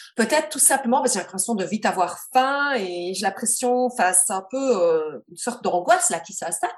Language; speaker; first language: French; native; French